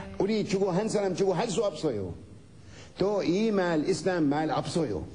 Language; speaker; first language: Korean; non-native, learner; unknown